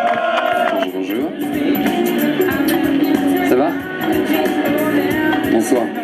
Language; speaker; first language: French; native; French